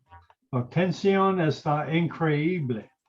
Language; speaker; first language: Spanish; non-native, learner; English